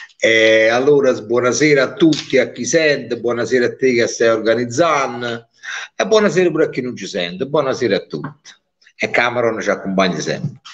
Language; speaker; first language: Italian; native; Italian